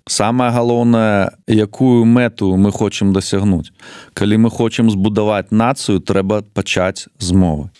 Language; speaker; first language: Belarusian; non-native, local second language; Russian